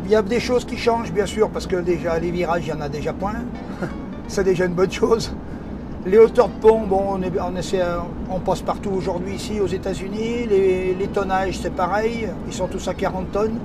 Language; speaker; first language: French; native; French